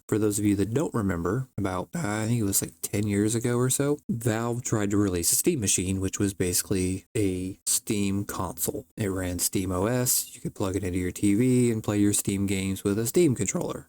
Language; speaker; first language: English; native; English